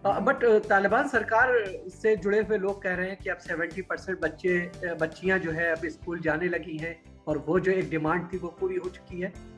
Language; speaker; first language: Hindi; native; Hindi